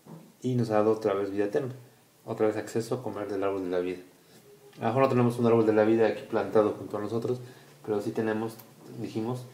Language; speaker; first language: Spanish; native; Spanish